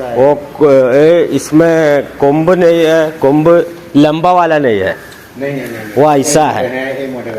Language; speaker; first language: Hindi; non-native, local second language; Malayalam